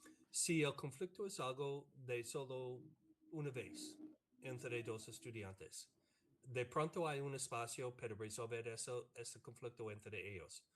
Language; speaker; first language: Spanish; non-native, fluent; English